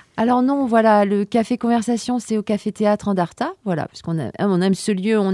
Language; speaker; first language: French; native; French